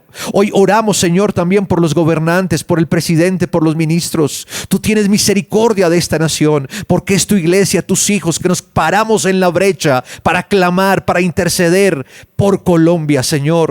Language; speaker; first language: Spanish; native; Spanish